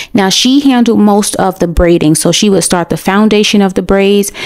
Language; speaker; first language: English; native; English